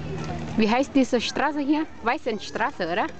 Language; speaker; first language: German; non-native, learner; Thai